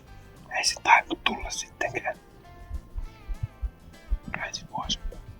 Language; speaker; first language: Finnish; native; Finnish